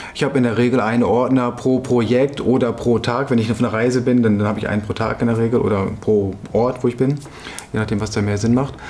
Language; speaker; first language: German; native; German